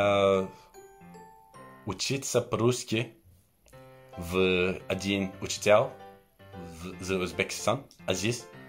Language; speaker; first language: Russian; non-native, learner; Turkish